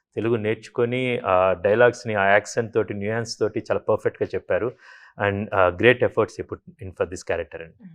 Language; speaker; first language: Telugu; native; Telugu